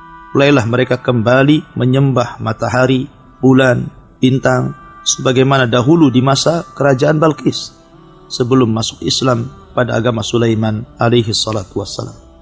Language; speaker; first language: Indonesian; native; Indonesian